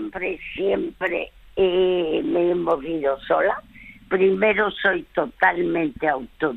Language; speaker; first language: Spanish; early bilingual, other home language; French